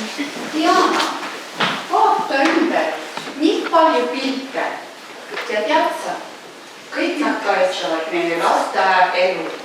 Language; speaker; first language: Estonian; non-native, local second language; Russian